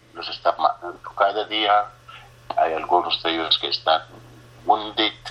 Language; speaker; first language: Spanish; non-native, fluent; Arabic